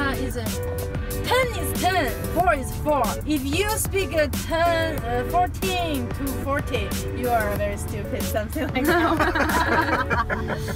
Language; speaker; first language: English; non-native, learner; Chinese